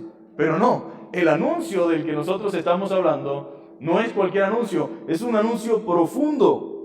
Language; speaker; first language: Spanish; native; Spanish